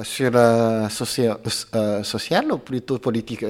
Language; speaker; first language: French; non-native, learner; Chinese